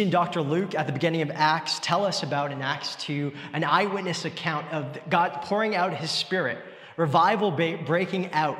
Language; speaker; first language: English; native; English